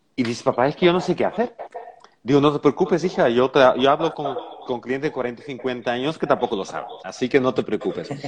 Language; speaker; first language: Spanish; non-native, fluent; Dutch